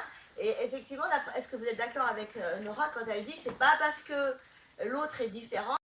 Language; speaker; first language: French; native; French